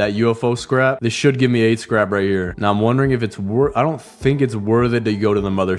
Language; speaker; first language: English; native; English